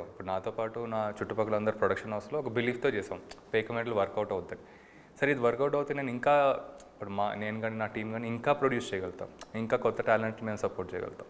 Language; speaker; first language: Telugu; native; Telugu